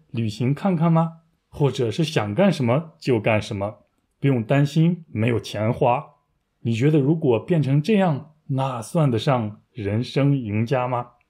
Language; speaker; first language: Chinese; native; Chinese